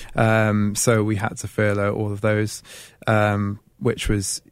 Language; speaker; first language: English; native; English